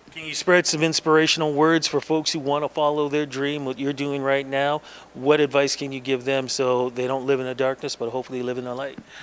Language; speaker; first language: English; native; English